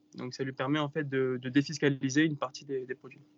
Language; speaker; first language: French; native; French